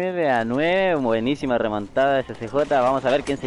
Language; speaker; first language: Spanish; native; Spanish